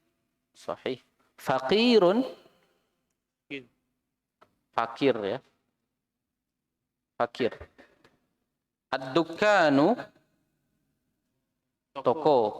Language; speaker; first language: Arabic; non-native, fluent; Indonesian